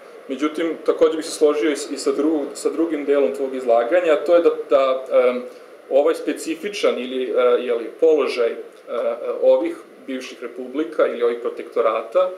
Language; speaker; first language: Serbian; native; Serbian